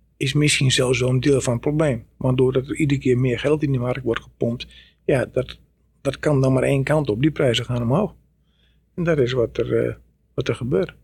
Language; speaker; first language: Dutch; native; Dutch